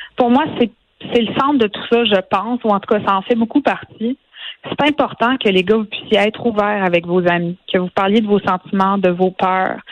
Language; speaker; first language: French; native; French